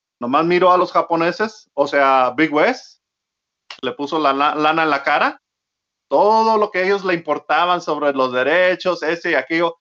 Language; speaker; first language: Spanish; early bilingual, heritage; Spanish